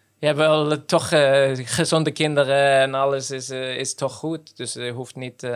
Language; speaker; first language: Dutch; non-native, fluent; Norwegian